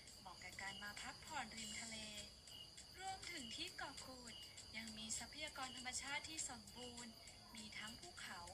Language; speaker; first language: Thai; native; Thai